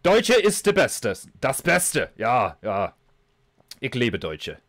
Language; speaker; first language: German; non-native, learner; English